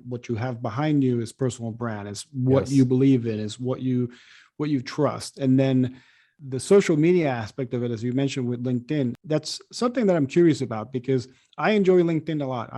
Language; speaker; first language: English; native; English